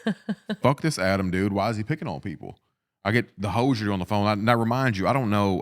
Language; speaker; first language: English; native; English